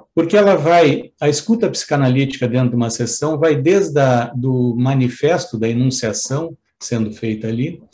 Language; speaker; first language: Portuguese; native; Portuguese